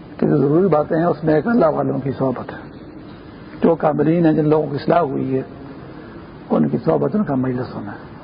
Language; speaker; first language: Urdu; non-native, local second language; Pashto